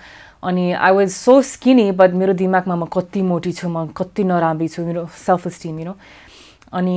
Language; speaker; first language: Nepali; early bilingual, heritage; English